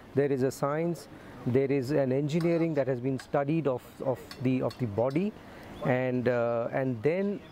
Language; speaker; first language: English; non-native, local second language; Hindi